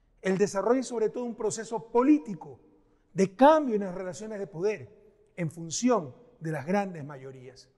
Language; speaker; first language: Spanish; native; Spanish